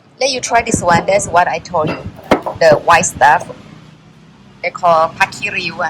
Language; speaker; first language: English; non-native, learner; Thai